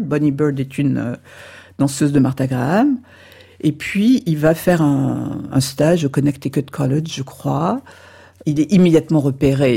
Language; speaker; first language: French; native; French